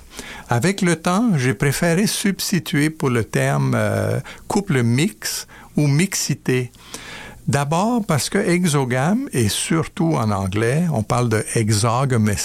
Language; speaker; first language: French; native; French